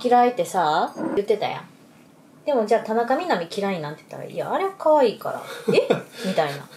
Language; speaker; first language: Japanese; native; Japanese